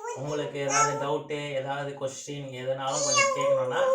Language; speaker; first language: Tamil; native; Tamil